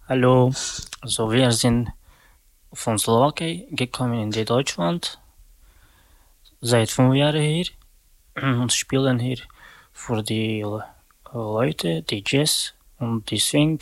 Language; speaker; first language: German; non-native, learner; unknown